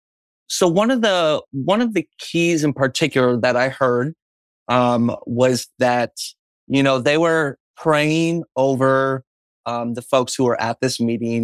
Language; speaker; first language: English; native; English